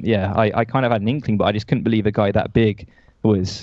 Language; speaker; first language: English; native; English